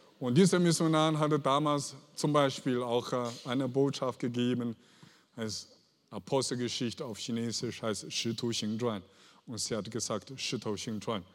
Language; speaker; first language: German; non-native, fluent; Chinese